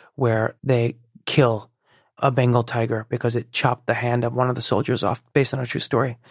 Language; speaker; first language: English; early bilingual, other home language; Persian